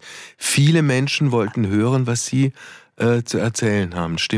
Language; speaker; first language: German; native; German